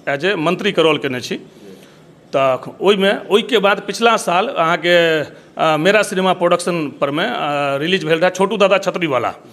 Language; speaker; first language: Maithili; native; Maithili